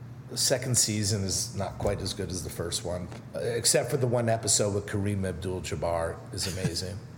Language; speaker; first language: English; native; English